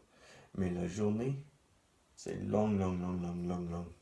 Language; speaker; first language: French; non-native, learner; English